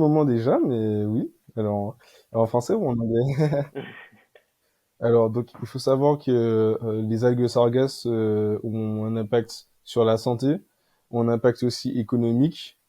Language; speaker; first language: French; native; French